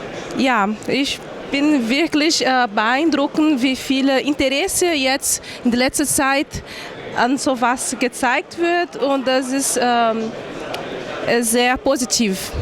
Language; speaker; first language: German; non-native, fluent; Portuguese